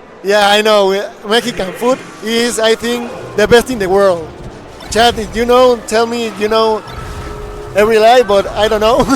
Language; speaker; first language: English; non-native, learner; Spanish